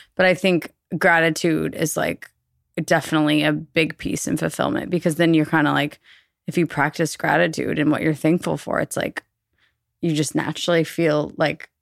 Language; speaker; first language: English; native; English